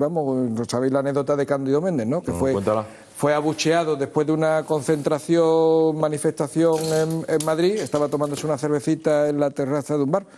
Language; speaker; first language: Spanish; native; Spanish